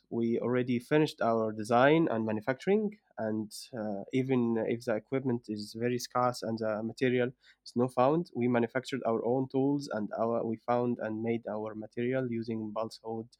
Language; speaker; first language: English; non-native, fluent; Arabic